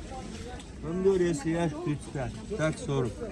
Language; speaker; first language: Russian; non-native, local second language; Ingush